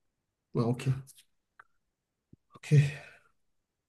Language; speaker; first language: German; non-native, learner; Turkish